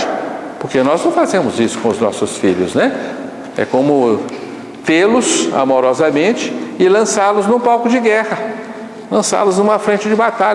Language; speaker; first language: Portuguese; native; Portuguese